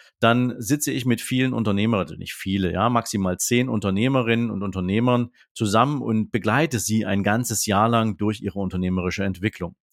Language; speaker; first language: German; native; German